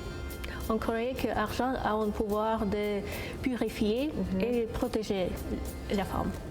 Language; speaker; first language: French; non-native, fluent; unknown